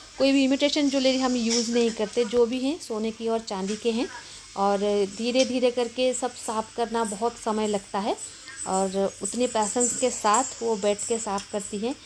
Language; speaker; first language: Hindi; non-native, local second language; Bangla